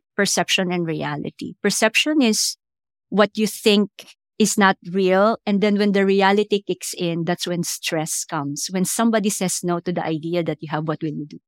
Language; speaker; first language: English; non-native, local second language; Filipino